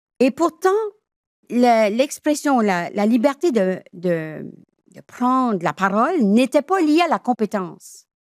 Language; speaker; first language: French; native; French